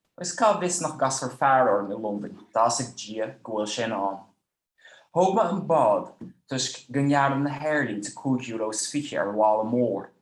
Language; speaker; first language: Irish; non-native, fluent; Dutch